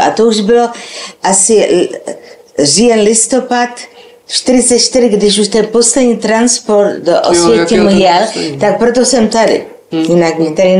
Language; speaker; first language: Czech; non-native, local second language; Slovak